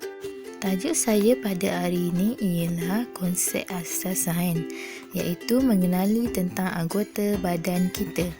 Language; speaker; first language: Malay; native; Malay